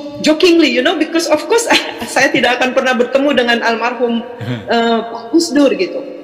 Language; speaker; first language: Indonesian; native; Indonesian